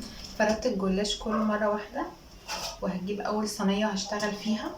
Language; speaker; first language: Arabic; native; Arabic